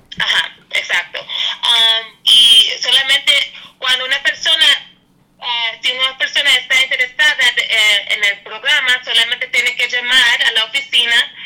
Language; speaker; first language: Spanish; early bilingual, heritage; Spanish